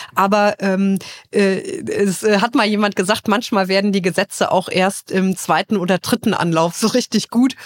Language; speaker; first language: German; native; German